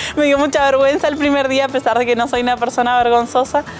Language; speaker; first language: Spanish; native; Spanish